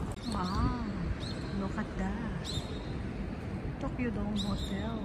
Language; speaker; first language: English; non-native, local second language; Filipino